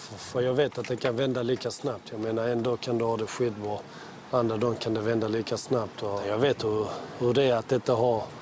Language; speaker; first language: Swedish; early bilingual, other home language; Serbian